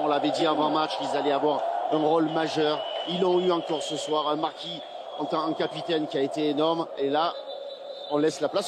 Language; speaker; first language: French; native; French